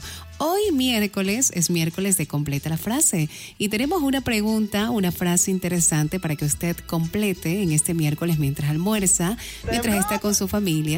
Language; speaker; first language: Spanish; native; Spanish